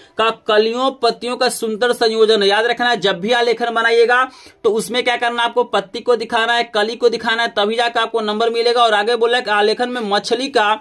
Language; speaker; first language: Hindi; native; Hindi